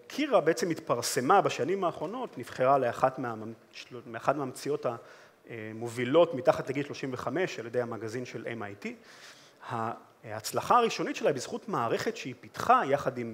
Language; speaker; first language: Hebrew; native; Hebrew